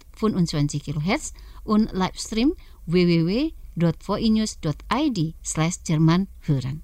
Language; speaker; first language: German; non-native, fluent; Indonesian